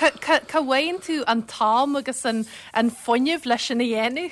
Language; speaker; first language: Irish; native; Irish